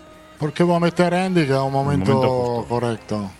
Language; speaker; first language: Spanish; non-native, fluent; Italian